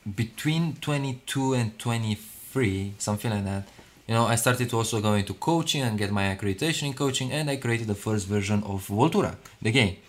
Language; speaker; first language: English; non-native, fluent; Romanian